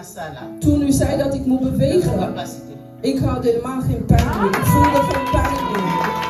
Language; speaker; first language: Dutch; non-native, fluent; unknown